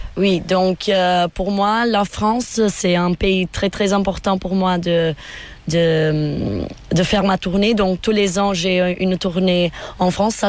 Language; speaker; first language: French; non-native, fluent; Portuguese